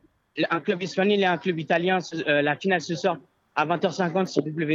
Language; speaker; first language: French; non-native, learner; Albanian